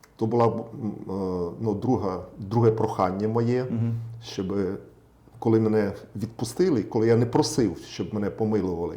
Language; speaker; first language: Ukrainian; native; Ukrainian